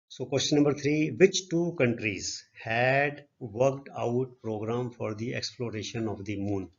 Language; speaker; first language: English; non-native, local second language; Punjabi